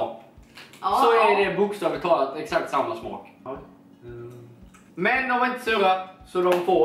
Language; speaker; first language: Swedish; native; Swedish